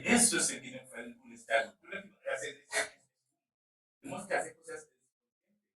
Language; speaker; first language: Spanish; non-native, learner; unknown